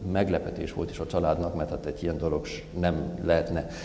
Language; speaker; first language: Hungarian; non-native, fluent; German